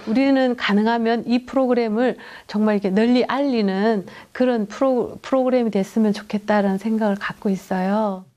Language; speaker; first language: Korean; native; Korean